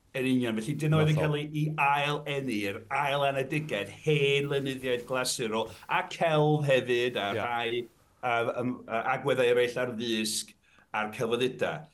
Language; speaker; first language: Welsh; non-native, fluent; English